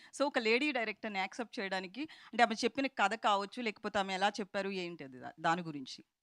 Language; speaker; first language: Telugu; native; Telugu